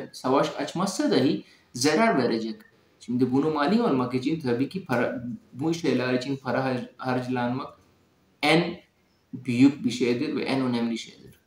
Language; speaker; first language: Turkish; non-native, fluent; Urdu